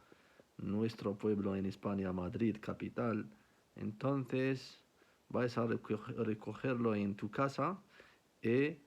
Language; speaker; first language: Spanish; non-native, learner; Arabic